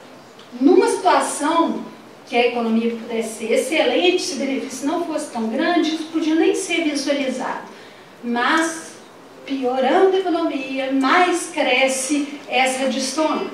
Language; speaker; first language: Portuguese; native; Portuguese